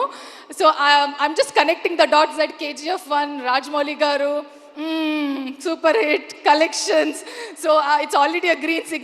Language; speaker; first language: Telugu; non-native, learner; Kannada